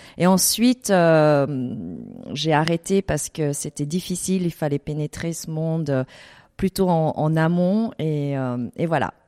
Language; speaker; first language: French; early bilingual, other home language; Vietnamese